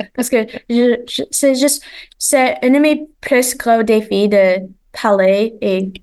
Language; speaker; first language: French; non-native, local second language; English